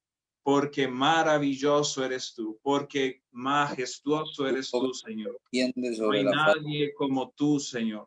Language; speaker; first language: Spanish; native; Spanish